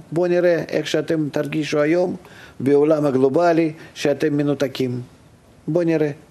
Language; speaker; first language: Hebrew; non-native, fluent; Russian